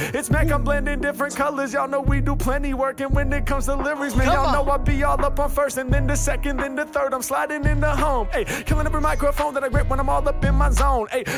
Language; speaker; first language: English; native; English